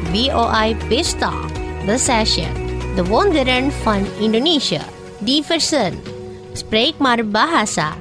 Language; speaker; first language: Dutch; non-native, learner; Indonesian